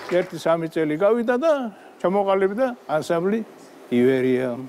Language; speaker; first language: Georgian; native; Georgian